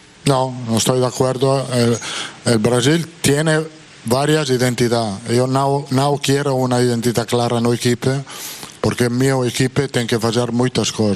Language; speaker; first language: Portuguese; non-native, fluent; Italian